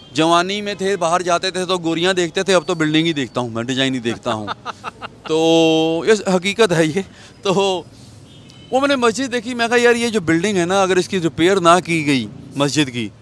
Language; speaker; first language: Hindi; native; Hindi